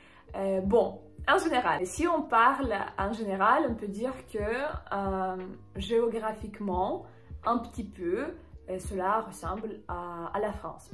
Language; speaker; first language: French; non-native, fluent; Ukrainian